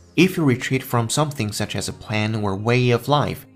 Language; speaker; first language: English; non-native, fluent; Chinese